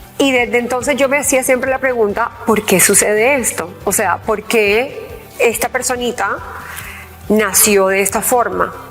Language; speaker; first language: Spanish; early bilingual, heritage; English